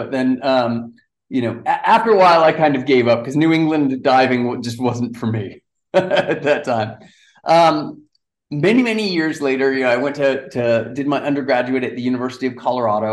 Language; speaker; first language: English; native; English